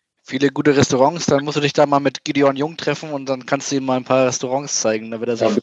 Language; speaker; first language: German; native; German